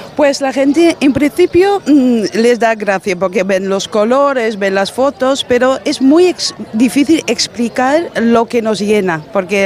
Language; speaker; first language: Spanish; non-native, fluent; Dutch